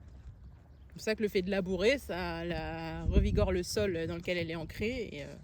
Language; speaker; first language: French; native; French